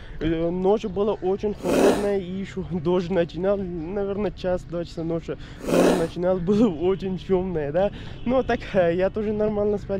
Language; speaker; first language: Russian; non-native, learner; Pashto